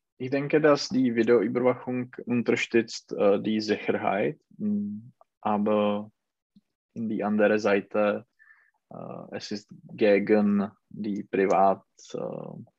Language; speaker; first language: German; non-native, learner; Czech